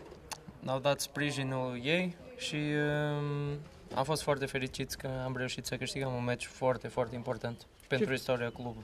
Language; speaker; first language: Romanian; non-native, fluent; Portuguese